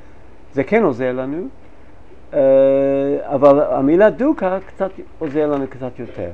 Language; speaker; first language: Hebrew; non-native, fluent; English